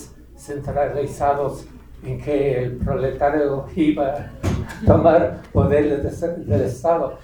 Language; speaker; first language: Spanish; non-native, fluent; English